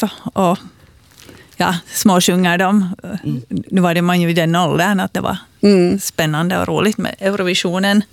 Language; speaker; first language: Swedish; native; Swedish